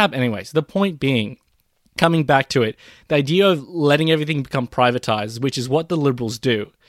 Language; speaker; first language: English; early bilingual, other home language; Filipino